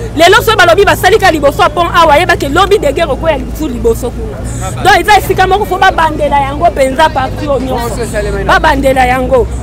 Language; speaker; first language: Lingala; native; Lingala